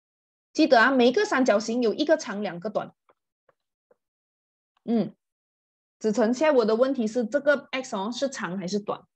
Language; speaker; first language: Chinese; native; Chinese